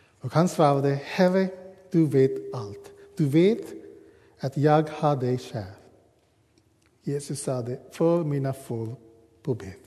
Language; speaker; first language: Swedish; non-native, learner; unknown